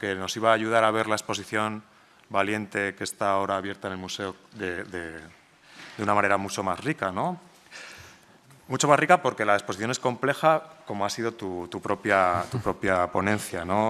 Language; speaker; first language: Spanish; native; Spanish